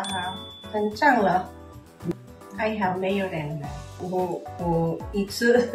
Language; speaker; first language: Chinese; non-native, fluent; Filipino